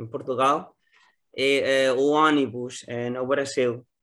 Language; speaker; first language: Portuguese; non-native, learner; Galician